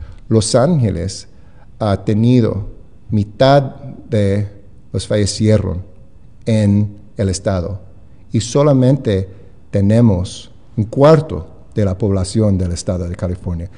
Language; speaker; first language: Spanish; non-native, fluent; English